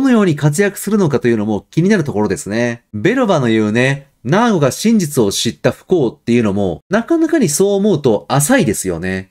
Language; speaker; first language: Japanese; native; Japanese